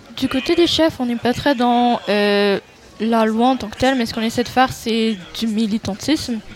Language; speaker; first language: French; native; French